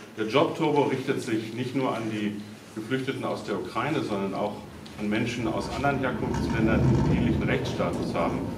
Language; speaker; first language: German; native; German